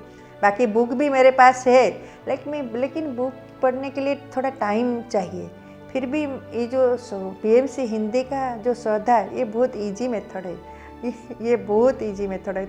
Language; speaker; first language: Hindi; non-native, local second language; Odia